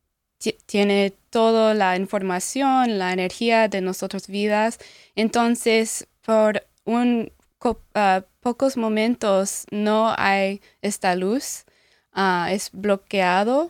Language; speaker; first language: Spanish; non-native, learner; English